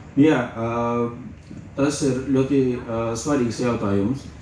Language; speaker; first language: Latvian; non-native, learner; Urdu